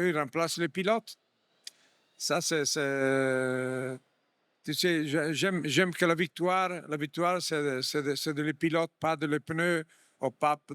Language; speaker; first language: French; non-native, fluent; Italian